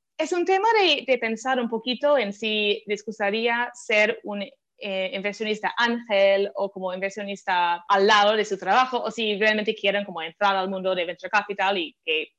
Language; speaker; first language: Spanish; non-native, fluent; English